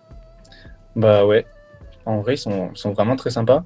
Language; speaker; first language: French; native; French